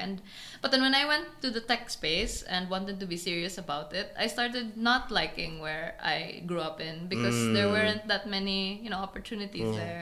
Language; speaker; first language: English; non-native, local second language; Cebuano